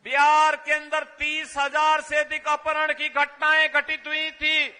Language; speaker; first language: Hindi; native; Hindi